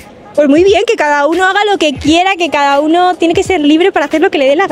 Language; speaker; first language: Spanish; native; Spanish